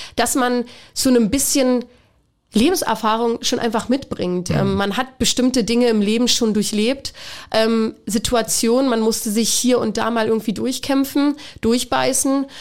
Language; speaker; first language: German; native; German